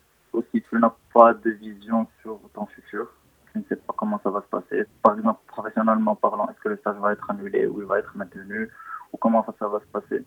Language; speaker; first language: French; non-native, local second language; Arabic